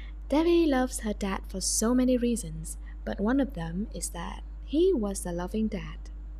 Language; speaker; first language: English; non-native, fluent; Vietnamese